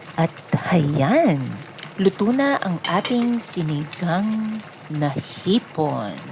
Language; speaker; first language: Filipino; non-native, local second language; Pampanga